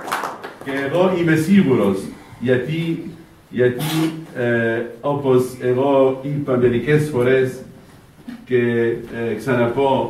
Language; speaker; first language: Greek; non-native, fluent; Arabic